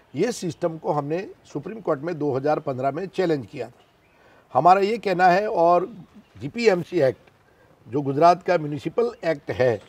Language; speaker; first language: Hindi; non-native, local second language; Gujarati